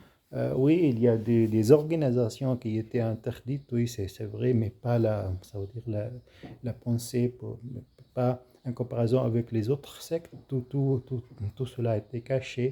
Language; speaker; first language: French; non-native, fluent; Arabic